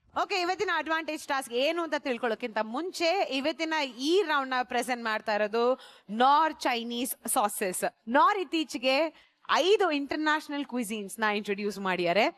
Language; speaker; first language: Kannada; native; Kannada